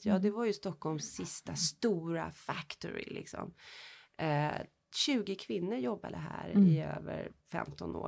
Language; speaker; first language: Swedish; early bilingual, heritage; Swedish